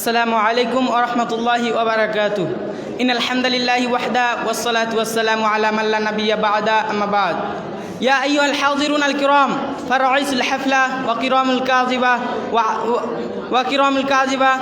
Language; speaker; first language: Arabic; non-native, learner; Bangla